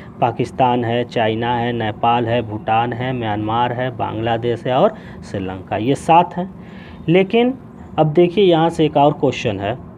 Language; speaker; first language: Hindi; native; Hindi